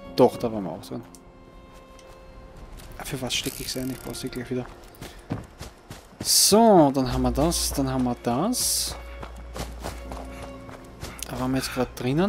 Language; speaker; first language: German; native; German